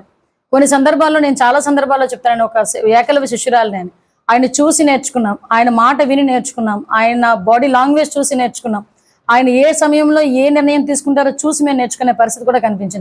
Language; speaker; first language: Telugu; native; Telugu